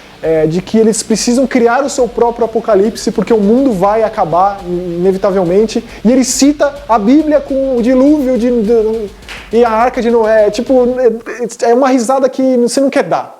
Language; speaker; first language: Portuguese; native; Portuguese